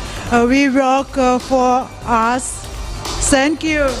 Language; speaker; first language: English; non-native, learner; Ukrainian